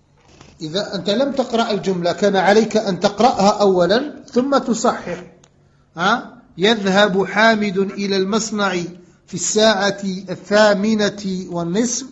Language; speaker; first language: Arabic; non-native, fluent; French